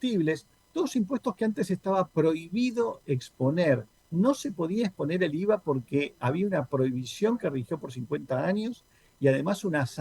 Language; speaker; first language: Spanish; native; Spanish